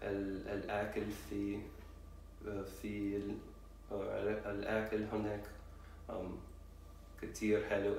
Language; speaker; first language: Arabic; non-native, learner; English